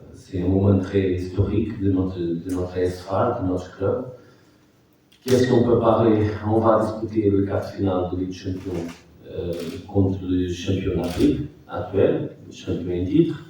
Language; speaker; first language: French; non-native, fluent; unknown